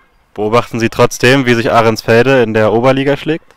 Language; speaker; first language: German; native; German